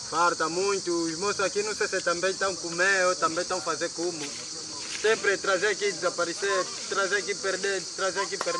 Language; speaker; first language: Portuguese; non-native, learner; Vietnamese